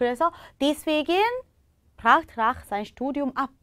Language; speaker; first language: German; non-native, fluent; Korean